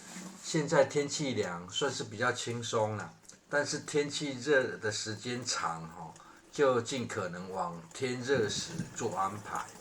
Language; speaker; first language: Chinese; native; Chinese